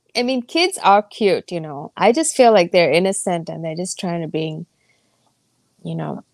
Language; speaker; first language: English; non-native, local second language; Gujarati